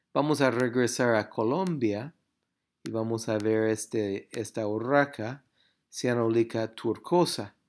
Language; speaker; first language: Spanish; non-native, fluent; English